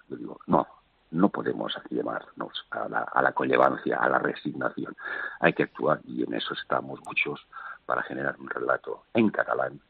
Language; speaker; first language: Spanish; non-native, local second language; Catalan